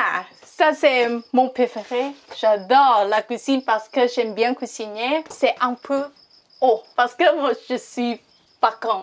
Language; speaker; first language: French; non-native, learner; Thai